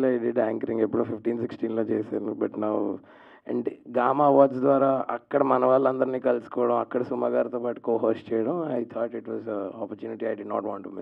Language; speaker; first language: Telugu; native; Telugu